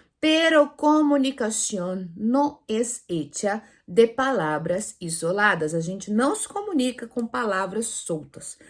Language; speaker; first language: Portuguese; native; Portuguese